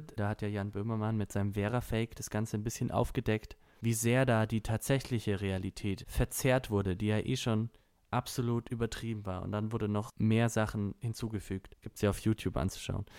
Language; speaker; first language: German; native; German